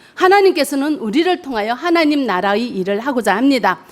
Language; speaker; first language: Korean; native; Korean